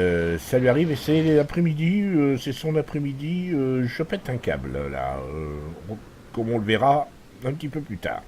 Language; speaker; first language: French; native; French